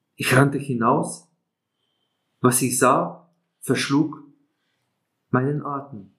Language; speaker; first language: German; non-native, fluent; Slovenian